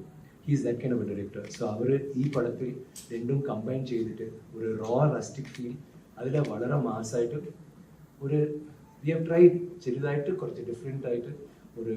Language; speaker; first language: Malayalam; non-native, learner; Tamil